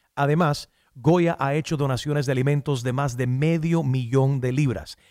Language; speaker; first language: Spanish; early bilingual, heritage; Spanish